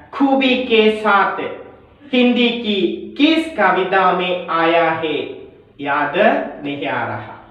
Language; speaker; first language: Hindi; non-native, local second language; Malayalam